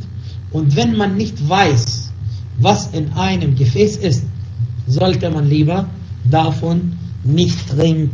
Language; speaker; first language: German; non-native, fluent; Arabic